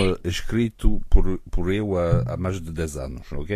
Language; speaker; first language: Portuguese; early bilingual, heritage; French